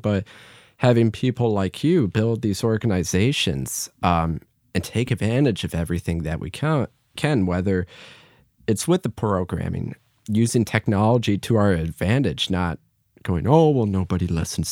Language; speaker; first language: English; native; English